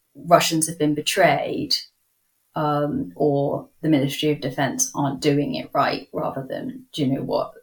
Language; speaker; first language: English; native; English